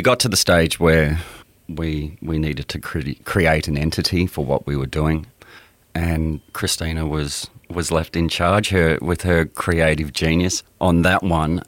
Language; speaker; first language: English; native; English